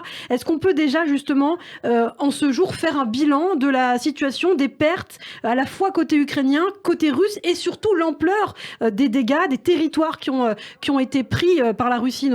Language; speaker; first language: French; native; French